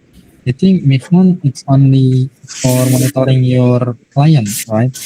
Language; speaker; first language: English; non-native, learner; Indonesian